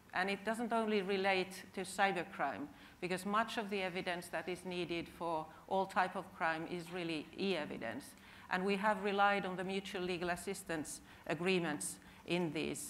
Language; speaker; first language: English; non-native, fluent; Finnish